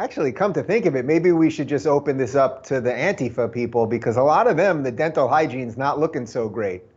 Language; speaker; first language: English; native; English